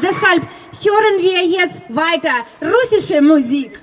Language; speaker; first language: German; non-native, fluent; Russian